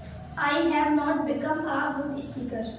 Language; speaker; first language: English; non-native, learner; Hindi